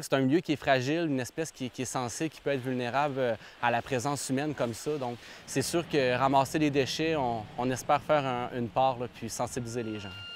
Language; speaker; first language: French; native; French